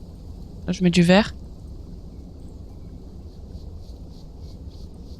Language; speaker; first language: French; native; French